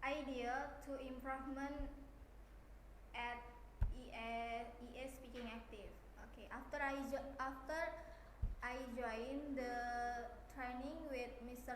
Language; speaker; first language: English; non-native, learner; Indonesian